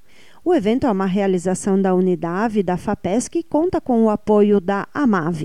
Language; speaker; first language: Portuguese; native; Portuguese